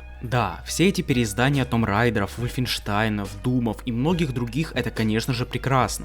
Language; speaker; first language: Russian; native; Russian